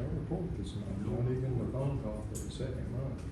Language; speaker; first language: English; native; English